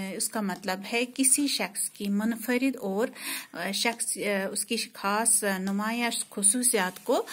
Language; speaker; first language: Urdu; non-native, local second language; Kashmiri